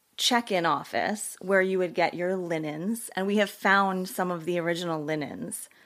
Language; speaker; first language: English; native; English